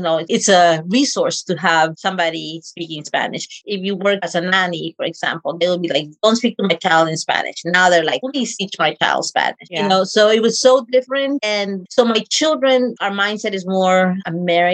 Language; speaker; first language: English; early bilingual, other home language; Spanish